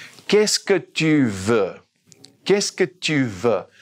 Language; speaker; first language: French; non-native, fluent; English